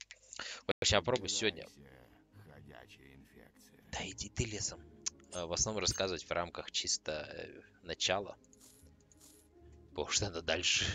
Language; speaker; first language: Russian; native; Russian